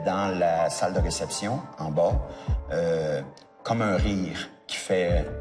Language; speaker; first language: French; native; French